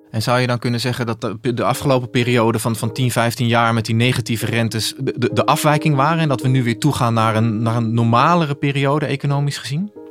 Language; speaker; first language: Dutch; native; Dutch